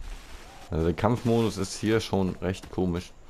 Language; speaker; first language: German; native; German